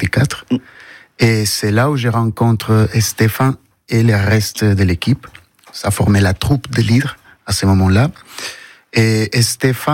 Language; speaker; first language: French; non-native, fluent; Spanish